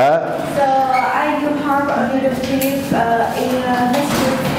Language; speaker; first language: English; non-native, learner; Vietnamese